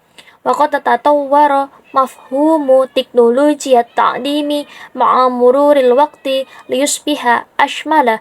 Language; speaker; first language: Arabic; non-native, learner; Indonesian